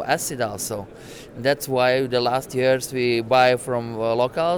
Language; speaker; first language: English; non-native, learner; Latvian